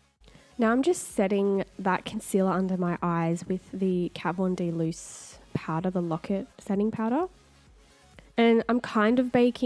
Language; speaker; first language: English; native; English